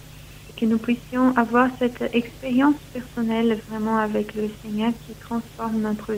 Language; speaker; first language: French; non-native, fluent; Portuguese